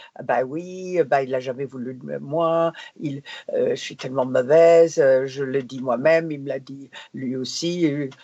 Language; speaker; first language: French; non-native, fluent; English